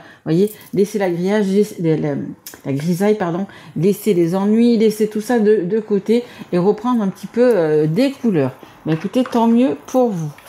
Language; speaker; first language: French; native; French